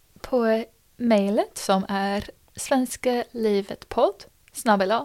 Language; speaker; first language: Swedish; non-native, fluent; English